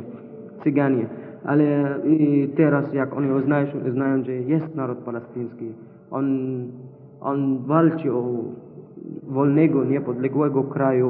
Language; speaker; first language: Polish; non-native, local second language; Arabic